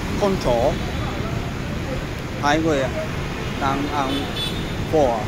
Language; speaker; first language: Vietnamese; non-native, learner; Japanese